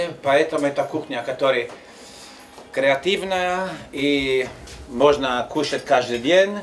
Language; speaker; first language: Russian; non-native, learner; Italian